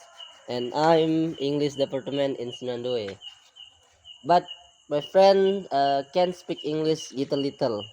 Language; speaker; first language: English; non-native, learner; Indonesian